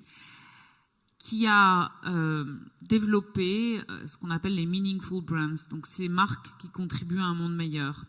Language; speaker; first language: French; native; French